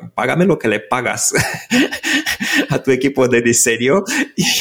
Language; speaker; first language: Spanish; non-native, fluent; Romanian